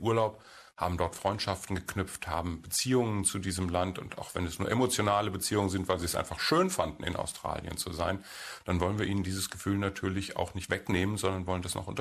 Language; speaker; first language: German; native; German